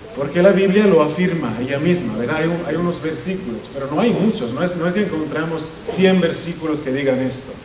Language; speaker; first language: Spanish; non-native, fluent; Italian